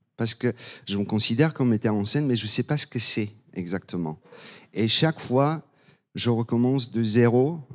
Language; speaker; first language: French; non-native, fluent; Bulgarian